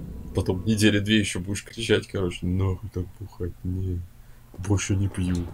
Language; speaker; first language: Russian; native; Russian